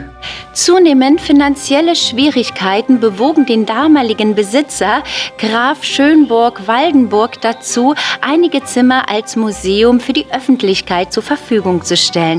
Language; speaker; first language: German; native; German